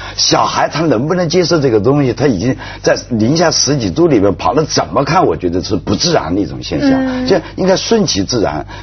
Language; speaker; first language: Chinese; native; Chinese